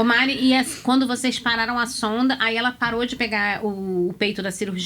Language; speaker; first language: Portuguese; native; Portuguese